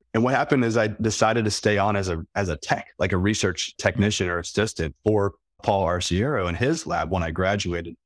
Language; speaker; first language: English; native; English